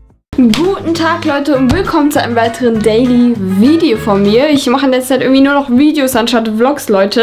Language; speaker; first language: German; native; German